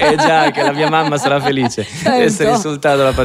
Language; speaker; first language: Italian; native; Italian